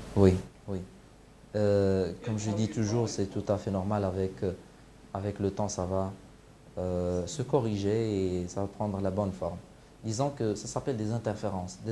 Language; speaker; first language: French; non-native, local second language; Arabic